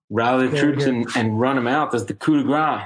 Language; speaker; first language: English; native; English